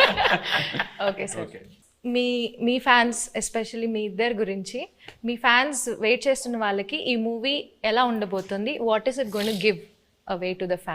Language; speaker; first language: Telugu; native; Telugu